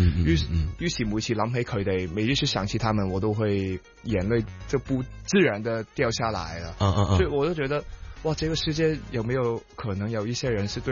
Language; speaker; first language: Chinese; non-native, fluent; Cantonese